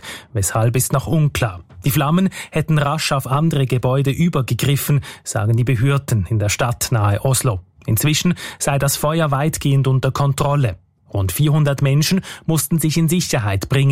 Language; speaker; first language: German; native; German